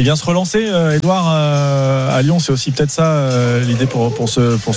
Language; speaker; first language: French; native; French